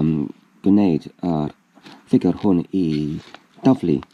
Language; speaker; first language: Welsh; non-native, learner; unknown